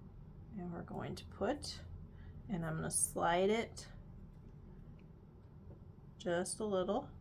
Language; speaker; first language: English; native; English